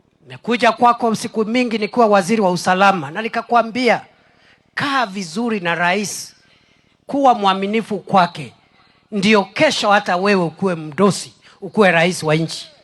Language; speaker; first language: Swahili; non-native, local second language; Meru